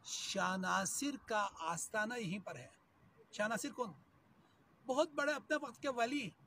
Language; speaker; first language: Urdu; native; Urdu